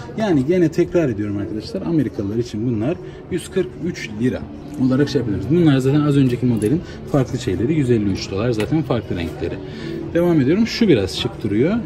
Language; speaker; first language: Turkish; native; Turkish